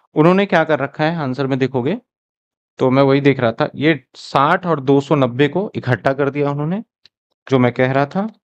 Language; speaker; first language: Hindi; native; Hindi